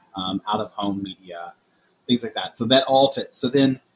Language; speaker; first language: English; native; English